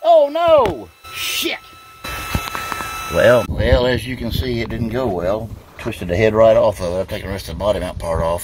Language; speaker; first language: English; native; English